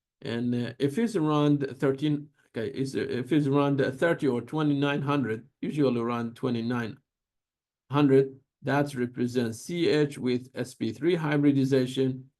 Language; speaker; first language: English; non-native, fluent; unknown